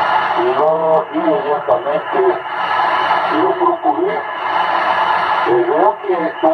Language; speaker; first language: Spanish; non-native, learner; Portuguese